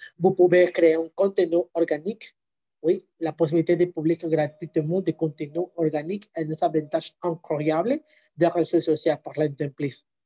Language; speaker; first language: French; non-native, learner; Spanish